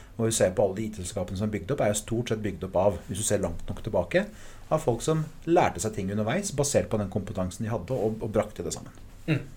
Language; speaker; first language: Norwegian; early bilingual, other home language; English